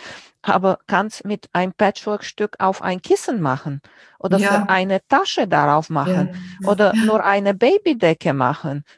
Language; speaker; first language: German; non-native, fluent; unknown